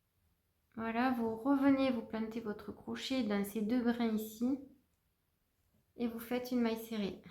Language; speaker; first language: French; native; French